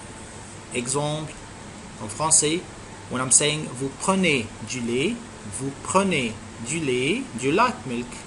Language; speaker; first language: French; non-native, fluent; Arabic